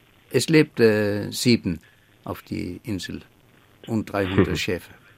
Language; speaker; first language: German; non-native, fluent; Faroese